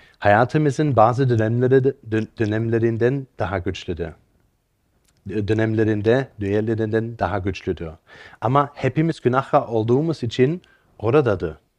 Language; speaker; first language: Turkish; non-native, fluent; German